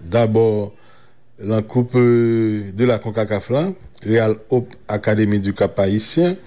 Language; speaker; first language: French; non-native, local second language; Haitian Creole